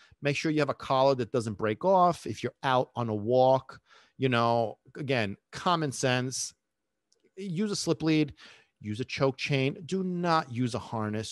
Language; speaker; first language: English; early bilingual, other home language; Italian